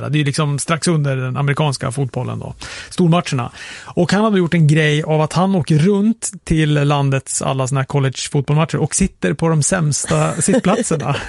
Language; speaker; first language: Swedish; native; Swedish